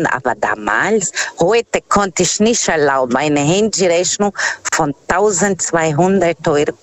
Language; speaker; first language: German; non-native, fluent; Portuguese